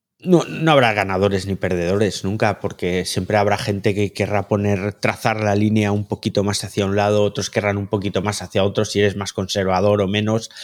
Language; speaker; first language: Spanish; native; Spanish